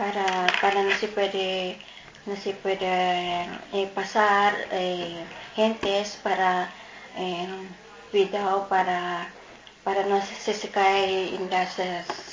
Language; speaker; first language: Spanish; non-native, learner; Filipino